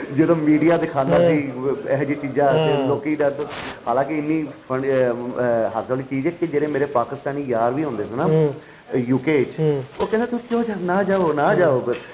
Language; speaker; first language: Punjabi; early bilingual, heritage; Punjabi